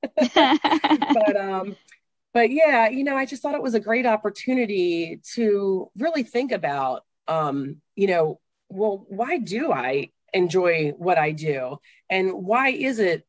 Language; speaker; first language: English; native; English